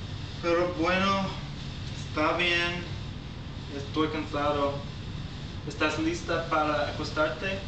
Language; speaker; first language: Spanish; non-native, learner; English